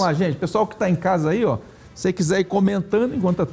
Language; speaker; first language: Portuguese; native; Portuguese